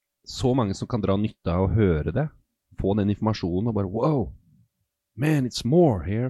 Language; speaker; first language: Norwegian; native; Norwegian